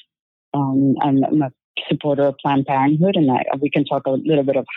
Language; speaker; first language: English; non-native, fluent; Spanish